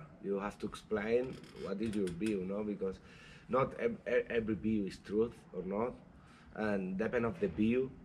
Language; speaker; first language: English; non-native, learner; Spanish